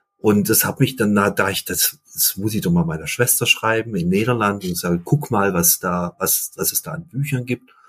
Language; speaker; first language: German; early bilingual, other home language; Dutch